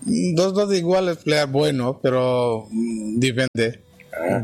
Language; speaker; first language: Spanish; non-native, learner; Bangla